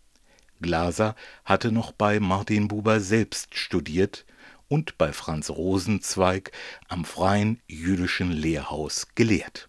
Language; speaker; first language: German; native; German